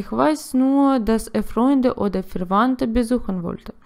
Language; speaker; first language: German; non-native, learner; Russian